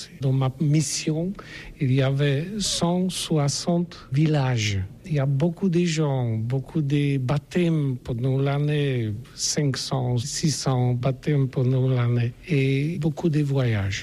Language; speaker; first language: French; non-native, learner; Polish